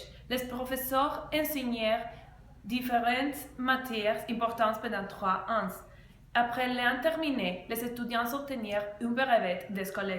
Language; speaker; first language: French; non-native, learner; Spanish